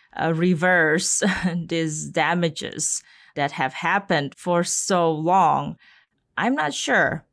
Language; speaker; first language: English; non-native, fluent; Indonesian